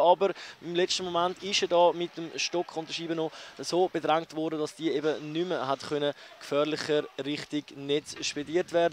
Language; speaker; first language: German; native; German